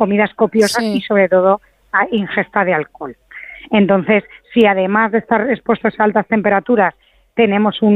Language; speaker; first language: Spanish; native; Spanish